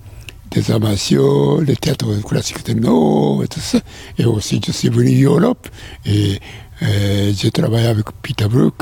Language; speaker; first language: French; non-native, fluent; Japanese